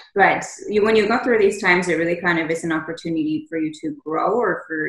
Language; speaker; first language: English; native; English